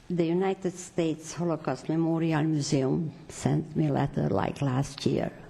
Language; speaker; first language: English; non-native, fluent; Romanian